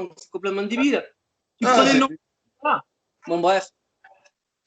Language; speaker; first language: French; native; French